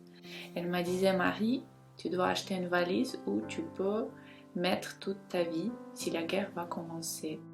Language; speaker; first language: French; non-native, fluent; Ukrainian